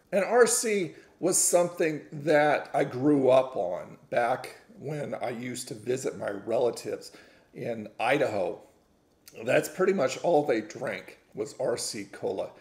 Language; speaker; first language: English; native; English